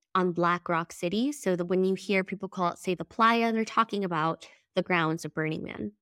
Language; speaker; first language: English; early bilingual, other home language; Spanish